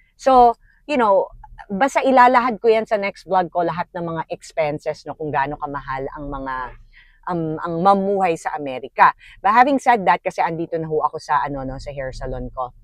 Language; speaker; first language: Filipino; native; Filipino